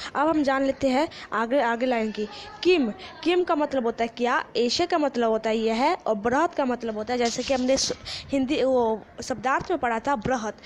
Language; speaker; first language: Hindi; native; Hindi